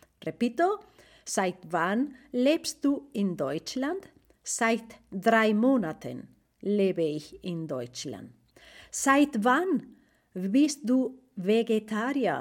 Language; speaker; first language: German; non-native, fluent; Spanish